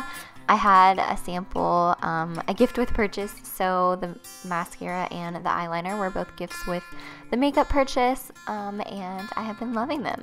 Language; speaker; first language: English; native; English